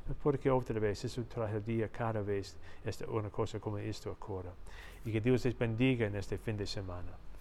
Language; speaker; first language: Spanish; non-native, learner; English